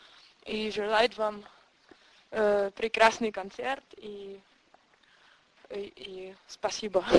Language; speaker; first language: Russian; non-native, fluent; German